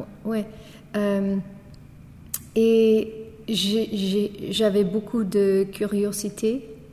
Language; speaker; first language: French; non-native, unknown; English